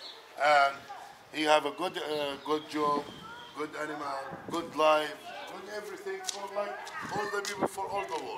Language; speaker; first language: English; non-native, learner; Arabic